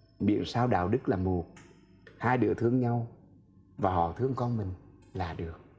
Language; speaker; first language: Vietnamese; native; Vietnamese